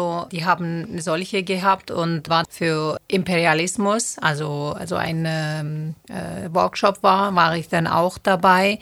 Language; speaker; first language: German; non-native, fluent; Turoyo